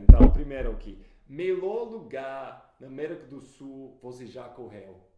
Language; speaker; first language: Portuguese; non-native, fluent; English